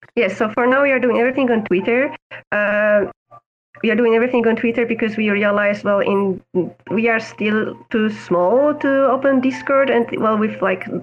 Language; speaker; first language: English; non-native, fluent; Polish